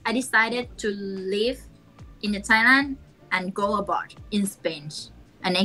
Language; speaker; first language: English; non-native, learner; Thai